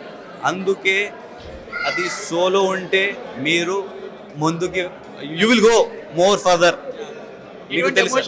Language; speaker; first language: Telugu; non-native, learner; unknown